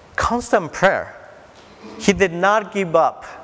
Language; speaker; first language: English; non-native, fluent; Spanish